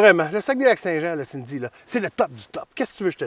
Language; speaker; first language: French; native; French